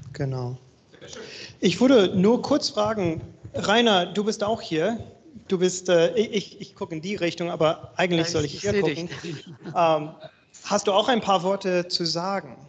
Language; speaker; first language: German; non-native, learner; English